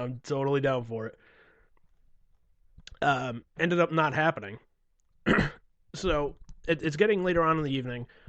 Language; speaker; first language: English; native; English